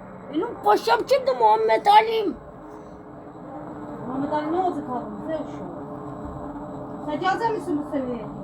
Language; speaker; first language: Turkish; native; Turkish